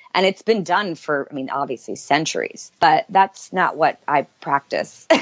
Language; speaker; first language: English; native; English